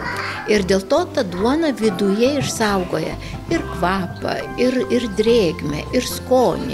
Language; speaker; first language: Lithuanian; native; Lithuanian